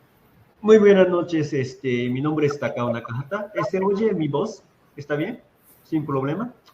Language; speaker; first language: Spanish; non-native, fluent; Japanese